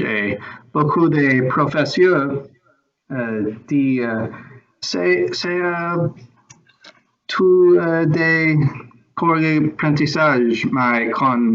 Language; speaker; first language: French; non-native, learner; English